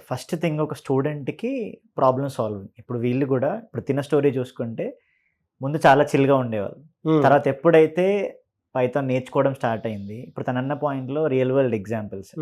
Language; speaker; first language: Telugu; native; Telugu